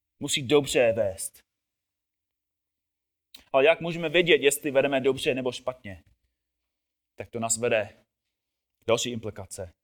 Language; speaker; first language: Czech; non-native, fluent; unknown